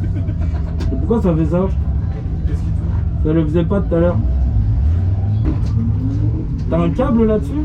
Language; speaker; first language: French; native; French